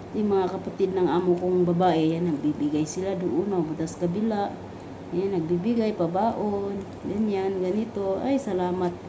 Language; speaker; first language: Filipino; non-native, local second language; Cebuano